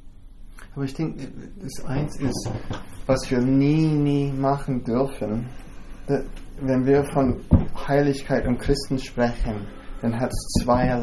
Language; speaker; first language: German; non-native, fluent; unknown